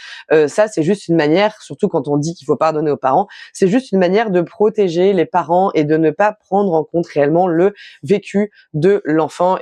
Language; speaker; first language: French; native; French